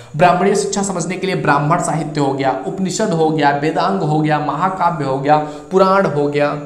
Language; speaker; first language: Hindi; native; Hindi